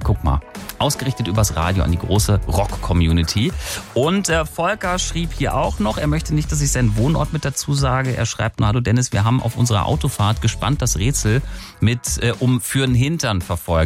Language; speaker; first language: German; native; German